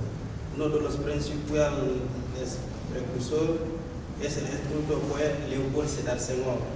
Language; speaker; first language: Spanish; non-native, learner; Wolof